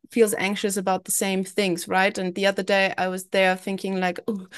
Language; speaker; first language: English; non-native, fluent; German